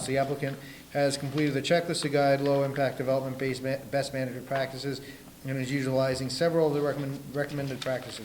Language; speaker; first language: English; native; English